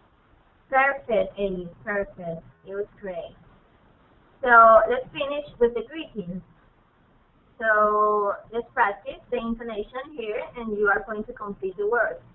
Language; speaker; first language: English; non-native, fluent; Spanish